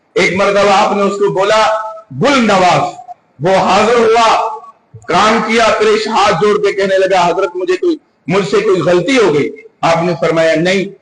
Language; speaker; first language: Urdu; non-native, local second language; Sindhi